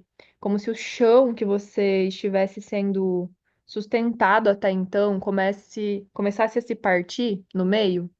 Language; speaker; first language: Portuguese; native; Portuguese